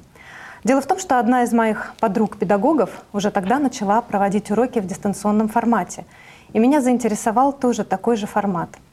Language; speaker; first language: Russian; native; Russian